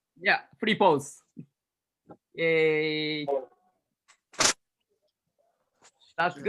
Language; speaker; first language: English; non-native, learner; Japanese